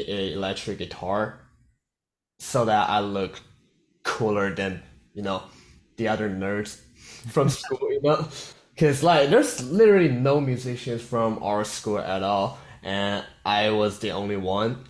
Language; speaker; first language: English; non-native, fluent; Korean